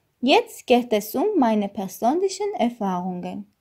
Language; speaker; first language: German; non-native, learner; Armenian